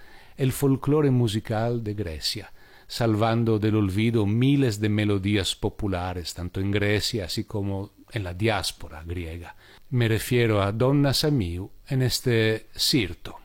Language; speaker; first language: Spanish; non-native, fluent; Italian